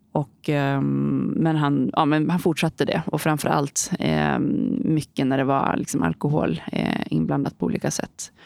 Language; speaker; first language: Swedish; native; Swedish